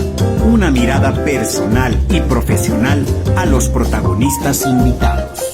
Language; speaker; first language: Spanish; native; Spanish